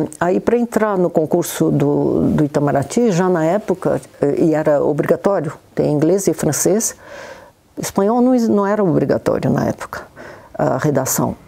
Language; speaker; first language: Portuguese; native; Portuguese